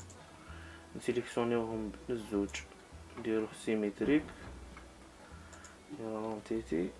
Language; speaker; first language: Arabic; native; Arabic